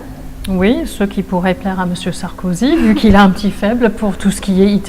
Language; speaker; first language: French; native; French